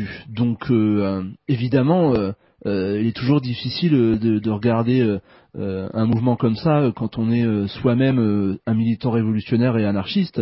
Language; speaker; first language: French; native; French